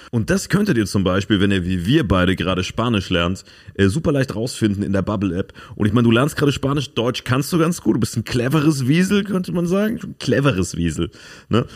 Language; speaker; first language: German; native; German